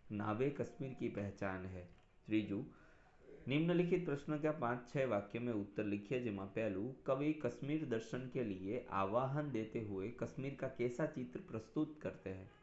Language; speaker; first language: Hindi; non-native, local second language; Gujarati